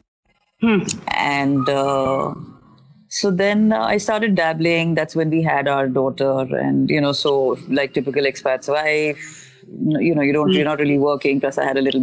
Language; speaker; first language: English; non-native, local second language; Hindi